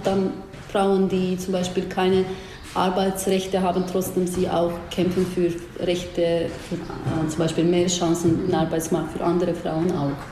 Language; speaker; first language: German; non-native, fluent; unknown